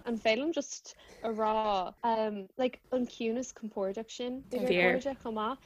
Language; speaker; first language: Irish; native; Irish